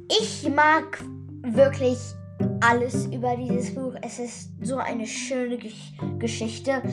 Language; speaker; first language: German; non-native, fluent; English